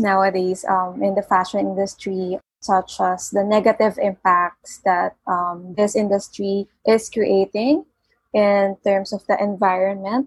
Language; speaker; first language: English; non-native, local second language; Filipino